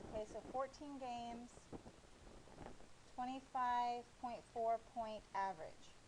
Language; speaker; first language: English; native; English